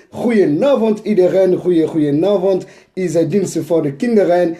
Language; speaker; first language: Dutch; non-native, learner; Lingala